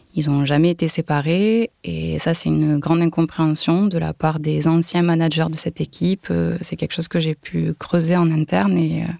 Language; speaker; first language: French; native; French